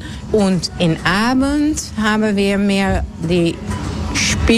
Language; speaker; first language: German; non-native, learner; Dutch